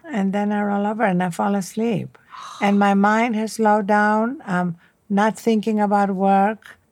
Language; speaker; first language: English; non-native, fluent; Greek